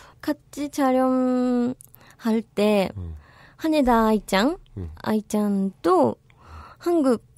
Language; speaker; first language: Korean; non-native, learner; Japanese